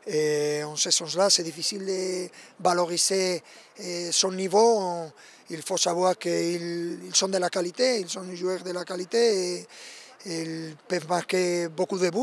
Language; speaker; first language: French; non-native, fluent; Spanish